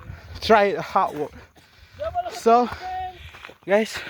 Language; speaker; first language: English; non-native, learner; Indonesian